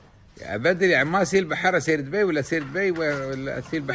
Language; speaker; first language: Arabic; native; Arabic